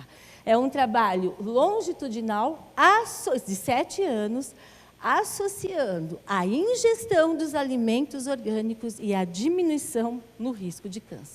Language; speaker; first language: Portuguese; native; Portuguese